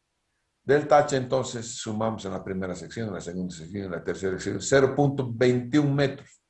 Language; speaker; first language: Spanish; native; Spanish